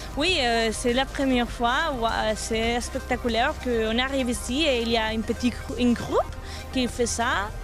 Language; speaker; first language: French; non-native, learner; Catalan